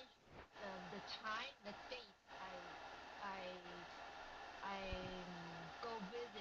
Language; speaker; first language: English; non-native, learner; Chinese